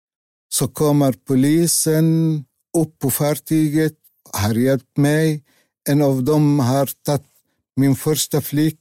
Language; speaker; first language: Swedish; non-native, learner; Arabic